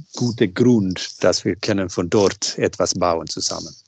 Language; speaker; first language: German; non-native, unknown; Swedish